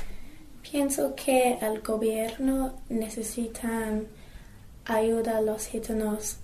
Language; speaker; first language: Spanish; non-native, learner; English